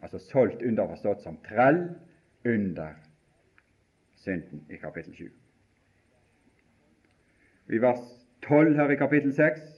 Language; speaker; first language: Norwegian; native; Norwegian